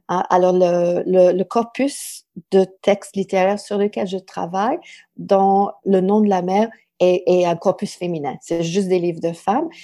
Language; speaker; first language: French; non-native, local second language; English